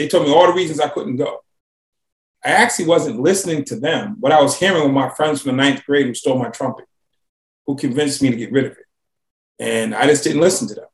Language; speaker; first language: English; native; English